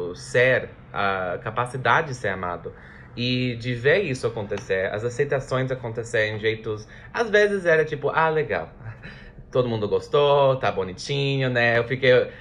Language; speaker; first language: Portuguese; non-native, fluent; English